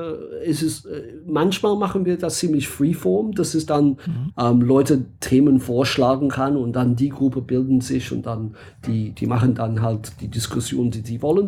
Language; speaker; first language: German; non-native, fluent; English